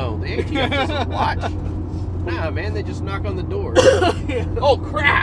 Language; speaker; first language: English; native; English